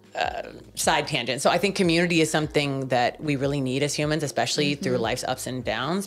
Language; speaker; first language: English; native; English